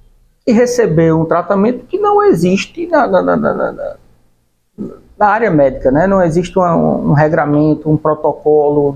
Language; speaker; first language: Portuguese; native; Portuguese